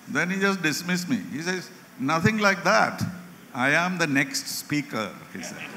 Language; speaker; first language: English; non-native, local second language; Malayalam